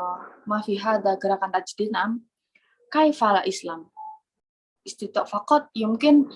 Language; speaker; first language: Arabic; non-native, learner; Indonesian